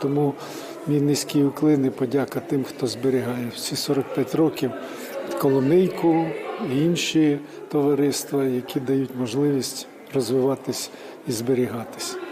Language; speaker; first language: Ukrainian; native; Ukrainian